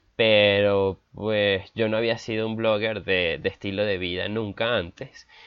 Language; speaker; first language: Spanish; native; Spanish